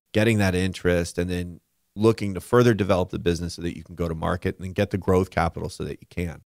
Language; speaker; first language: English; native; English